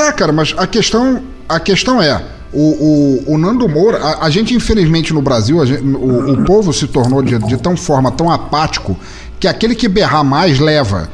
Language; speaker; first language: Portuguese; native; Portuguese